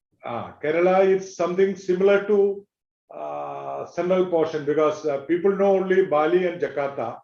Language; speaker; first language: English; non-native, local second language; Malayalam